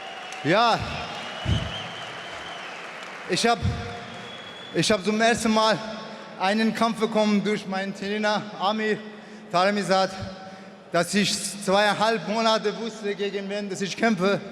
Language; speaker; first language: German; non-native, fluent; Persian